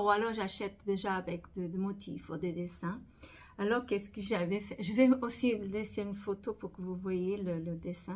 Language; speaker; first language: French; non-native, fluent; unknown